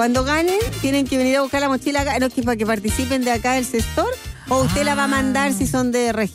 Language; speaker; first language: Spanish; native; Spanish